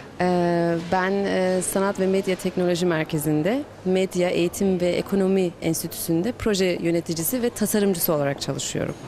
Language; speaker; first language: Turkish; early bilingual, heritage; Turkish